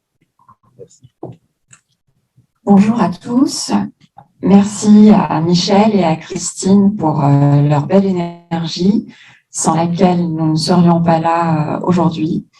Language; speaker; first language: French; native; French